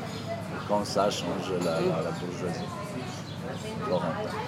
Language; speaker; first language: French; non-native, fluent; Italian